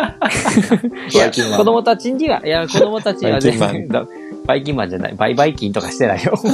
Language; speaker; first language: Japanese; native; Japanese